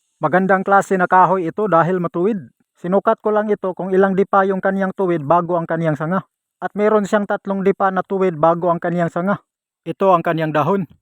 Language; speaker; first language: Filipino; non-native, local second language; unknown